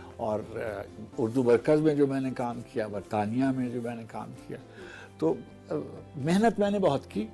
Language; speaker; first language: Urdu; native; Urdu